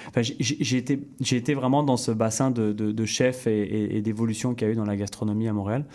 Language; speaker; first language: French; native; French